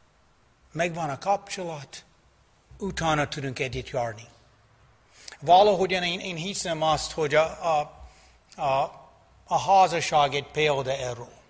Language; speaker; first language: Hungarian; non-native, fluent; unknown